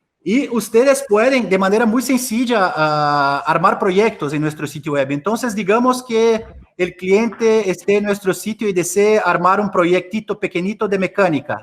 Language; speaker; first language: Spanish; non-native, fluent; Portuguese